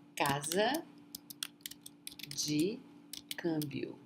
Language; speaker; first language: Portuguese; non-native, fluent; English